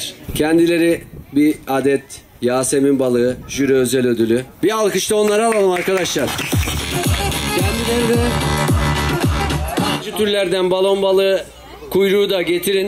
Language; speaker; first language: Turkish; native; Turkish